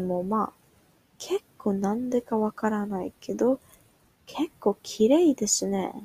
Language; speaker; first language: Japanese; non-native, learner; English